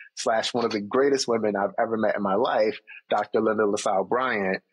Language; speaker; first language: English; native; English